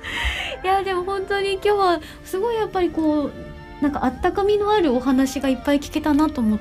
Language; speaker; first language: Japanese; native; Japanese